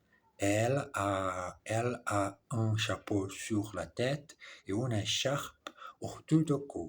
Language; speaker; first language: French; non-native, learner; English